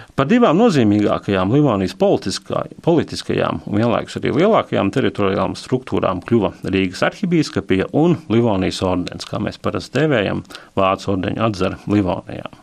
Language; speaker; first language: Latvian; native; Latvian